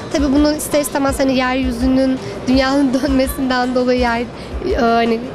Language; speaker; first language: Turkish; native; Turkish